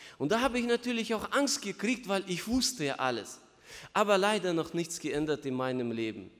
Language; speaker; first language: German; non-native, fluent; Russian